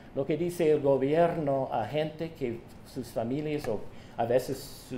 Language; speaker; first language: Spanish; non-native, fluent; English